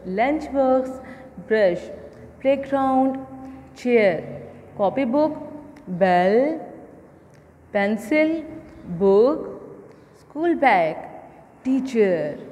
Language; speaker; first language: English; non-native, local second language; Urdu